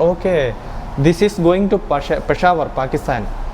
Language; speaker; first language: English; non-native, local second language; Malayalam